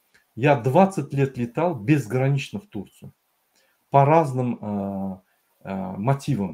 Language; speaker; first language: Russian; native; Russian